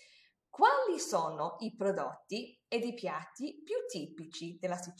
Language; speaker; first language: Italian; non-native, fluent; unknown